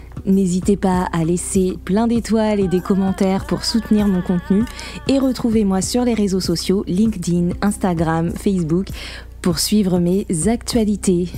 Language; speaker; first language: French; native; French